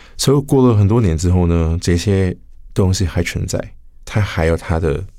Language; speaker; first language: Chinese; early bilingual, heritage; Chinese